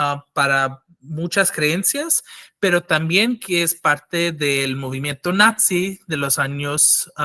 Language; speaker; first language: Spanish; non-native, fluent; English